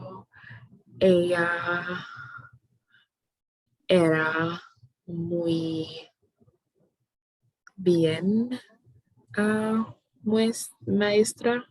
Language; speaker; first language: Spanish; non-native, learner; English